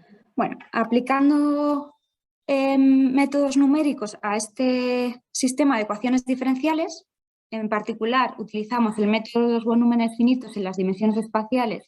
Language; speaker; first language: Spanish; native; Spanish